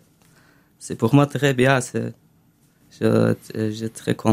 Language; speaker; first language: French; non-native, learner; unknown